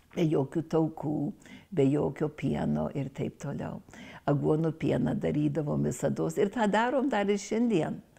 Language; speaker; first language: Lithuanian; early bilingual, heritage; Lithuanian